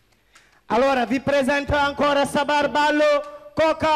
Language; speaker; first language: Italian; non-native, fluent; Wolof